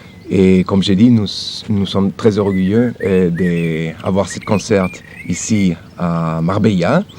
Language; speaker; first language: French; non-native, learner; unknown